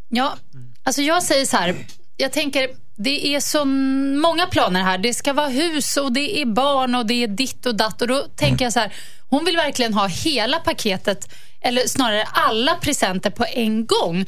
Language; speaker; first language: Swedish; native; Swedish